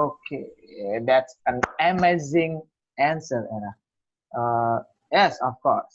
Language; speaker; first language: English; non-native, learner; Indonesian